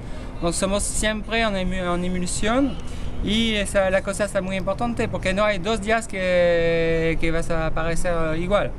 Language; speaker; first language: Spanish; non-native, learner; French